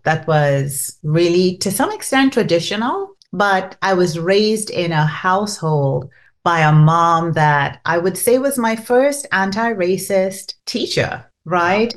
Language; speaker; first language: English; non-native, local second language; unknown